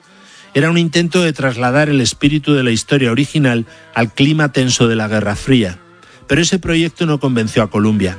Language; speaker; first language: Spanish; native; Spanish